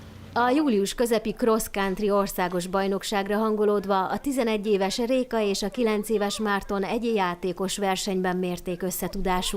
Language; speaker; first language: Hungarian; native; Hungarian